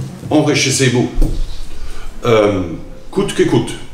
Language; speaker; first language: French; non-native, fluent; German